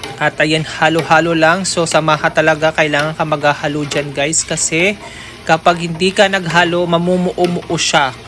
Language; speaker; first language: Filipino; non-native, local second language; Waray